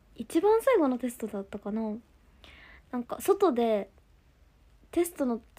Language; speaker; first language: Japanese; native; Japanese